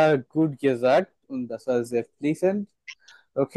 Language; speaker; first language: German; non-native, fluent; Bangla